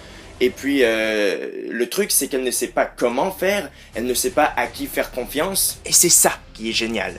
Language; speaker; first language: French; native; French